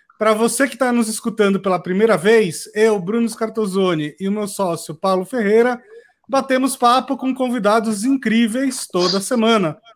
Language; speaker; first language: Portuguese; native; Portuguese